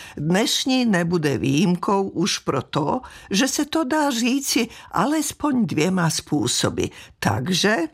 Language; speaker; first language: Czech; non-native, fluent; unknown